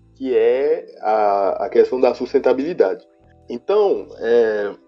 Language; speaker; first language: Portuguese; non-native, fluent; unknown